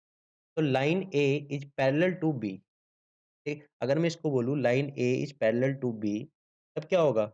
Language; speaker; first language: Hindi; native; Hindi